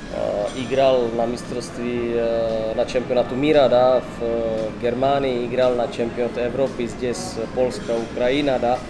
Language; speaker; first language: Russian; non-native, learner; Czech